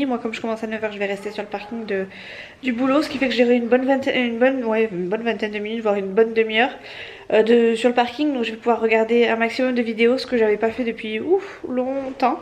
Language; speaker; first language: French; native; French